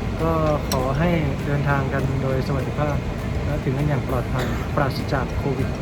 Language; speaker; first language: Thai; native; Thai